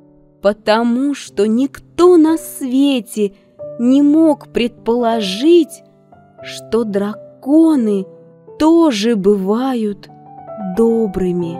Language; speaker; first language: Russian; native; Russian